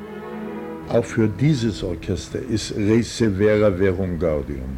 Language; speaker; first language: German; native; German